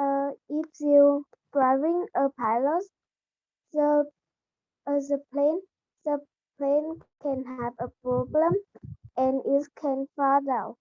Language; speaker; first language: English; non-native, learner; Vietnamese